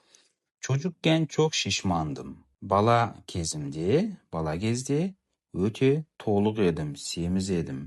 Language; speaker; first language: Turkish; non-native, fluent; Kazakh